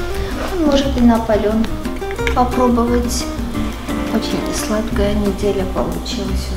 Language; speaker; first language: Russian; non-native, fluent; Armenian